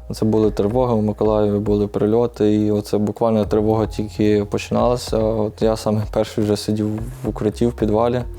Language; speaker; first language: Ukrainian; native; Ukrainian